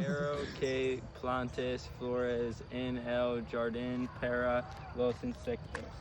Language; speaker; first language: Spanish; non-native, learner; English